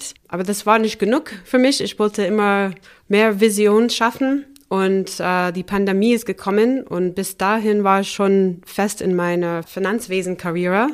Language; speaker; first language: German; non-native, fluent; English